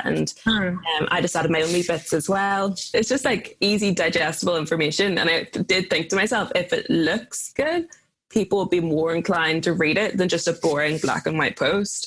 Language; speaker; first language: English; native; English